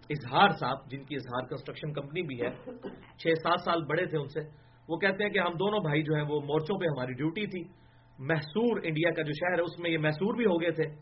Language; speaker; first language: Urdu; non-native, local second language; Punjabi